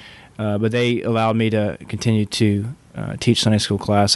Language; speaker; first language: English; native; English